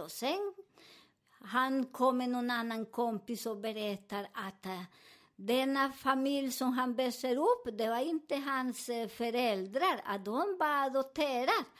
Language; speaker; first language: Swedish; non-native, learner; Spanish